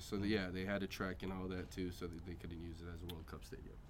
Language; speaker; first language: English; early bilingual, other home language; Korean